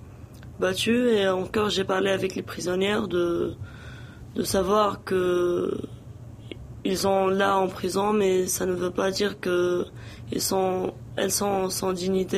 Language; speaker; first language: French; non-native, local second language; Arabic